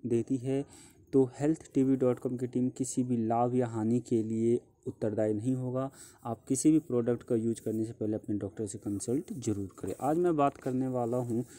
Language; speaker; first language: Hindi; native; Hindi